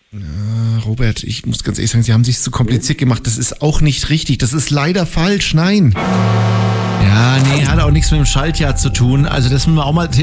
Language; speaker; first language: German; native; German